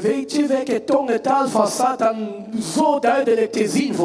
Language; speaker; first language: Dutch; non-native, fluent; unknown